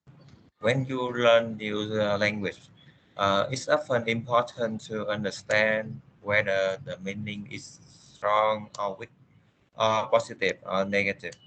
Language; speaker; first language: English; non-native, learner; Vietnamese